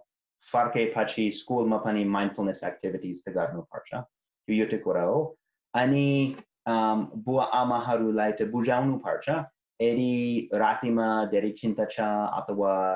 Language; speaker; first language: Nepali; non-native, fluent; English